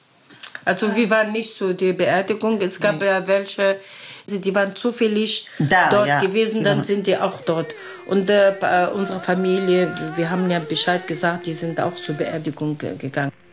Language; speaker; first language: German; non-native, learner; Arabic